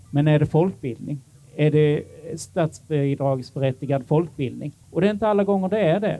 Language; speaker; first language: Swedish; native; Swedish